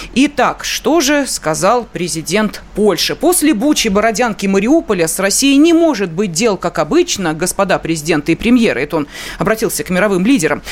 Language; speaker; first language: Russian; native; Russian